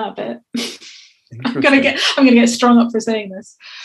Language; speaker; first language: English; native; English